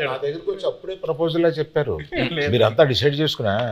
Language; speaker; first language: Telugu; native; Telugu